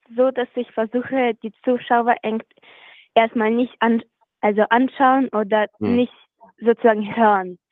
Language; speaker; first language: German; non-native, fluent; Russian